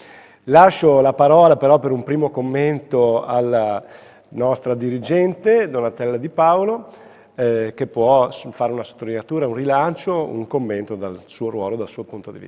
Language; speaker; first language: Italian; native; Italian